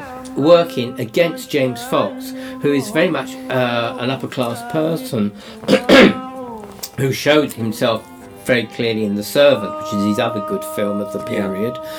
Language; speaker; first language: English; native; English